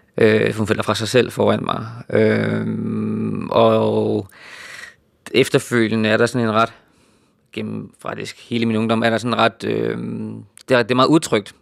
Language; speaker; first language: Danish; native; Danish